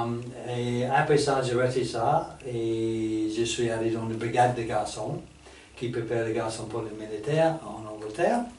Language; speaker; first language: French; non-native, fluent; English